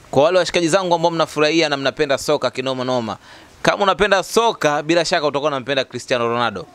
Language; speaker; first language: Swahili; native; Swahili